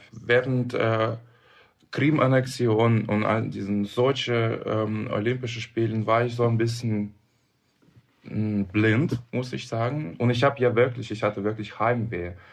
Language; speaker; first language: German; non-native, fluent; Russian